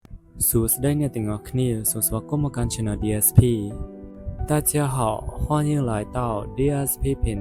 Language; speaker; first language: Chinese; non-native, fluent; Khmer